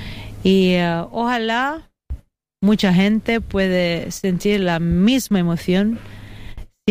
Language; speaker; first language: Spanish; non-native, fluent; Italian